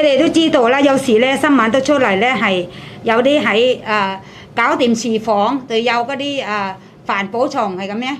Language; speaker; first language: Cantonese; non-native, fluent; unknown